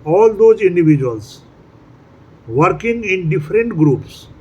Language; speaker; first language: English; non-native, local second language; Nepali